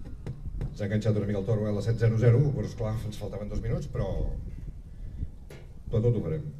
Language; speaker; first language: Catalan; native; Catalan